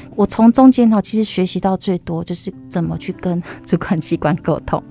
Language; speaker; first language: Chinese; native; Chinese